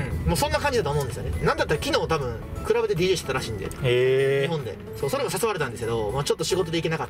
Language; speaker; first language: Japanese; native; Japanese